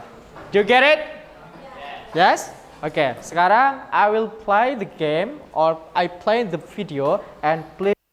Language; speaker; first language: English; non-native, learner; Indonesian